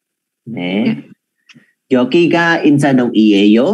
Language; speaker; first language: Korean; non-native, learner; Khmer